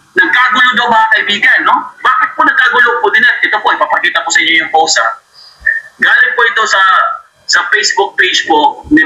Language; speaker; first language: Filipino; non-native, local second language; Cebuano